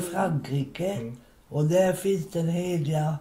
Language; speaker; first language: Swedish; non-native, local second language; Romany